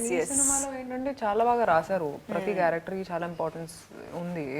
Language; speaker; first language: Telugu; non-native, local second language; Hindi